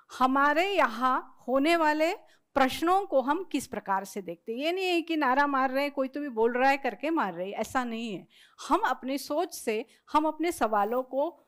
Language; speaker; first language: Hindi; non-native, local second language; Marathi